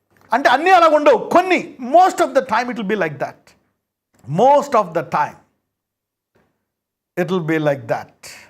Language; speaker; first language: English; non-native, local second language; Telugu